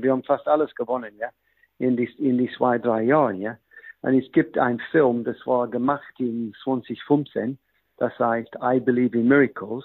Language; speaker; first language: German; non-native, fluent; English